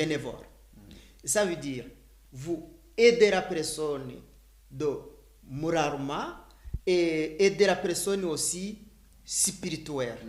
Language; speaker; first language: French; non-native, learner; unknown